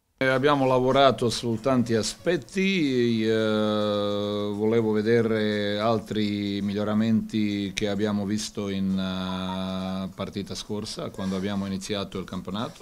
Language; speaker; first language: Italian; non-native, learner; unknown